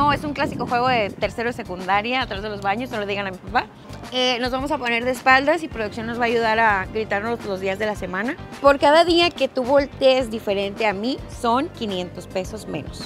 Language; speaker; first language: Spanish; native; Spanish